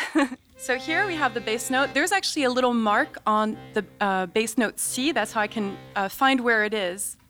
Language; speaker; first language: English; non-native, fluent; French